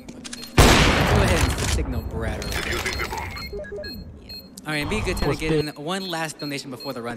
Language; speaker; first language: English; native; English